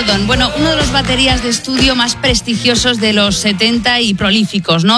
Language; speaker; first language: Spanish; native; Spanish